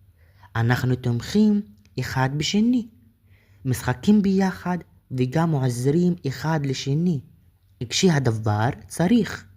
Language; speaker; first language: Hebrew; non-native, fluent; Arabic